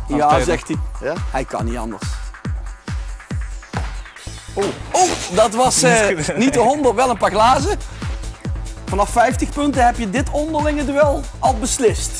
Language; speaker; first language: Dutch; native; Dutch